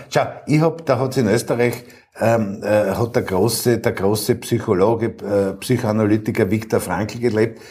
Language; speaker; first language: German; native; German